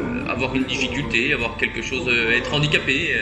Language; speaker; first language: French; native; French